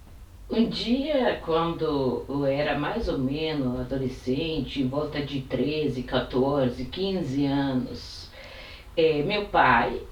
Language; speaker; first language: Portuguese; non-native, fluent; Italian